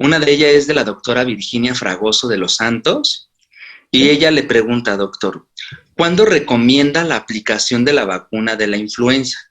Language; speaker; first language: Spanish; native; Spanish